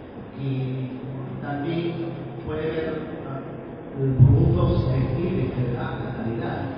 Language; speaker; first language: Spanish; non-native, learner; Chinese